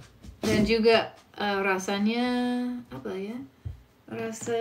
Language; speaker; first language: Indonesian; non-native, fluent; English